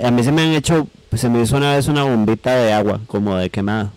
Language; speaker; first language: Spanish; native; Spanish